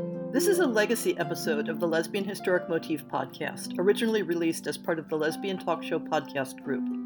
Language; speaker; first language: English; native; English